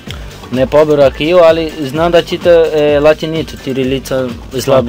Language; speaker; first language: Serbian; non-native, learner; Portuguese